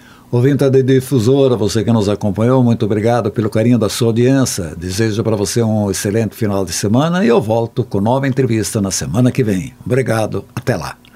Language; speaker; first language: Portuguese; native; Portuguese